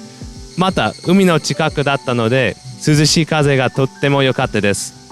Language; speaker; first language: Japanese; non-native, fluent; English